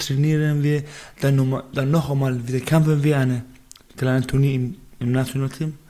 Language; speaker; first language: German; non-native, learner; Baluchi